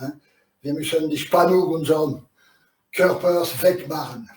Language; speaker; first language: German; non-native, learner; French